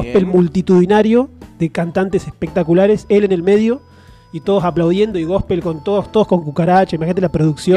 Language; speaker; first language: Spanish; native; Spanish